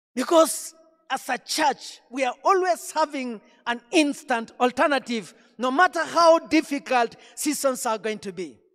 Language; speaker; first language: English; non-native, local second language; Swahili